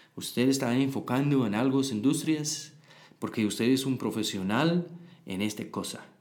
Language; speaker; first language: Spanish; non-native, learner; English